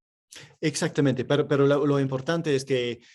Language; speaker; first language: Spanish; non-native, fluent; English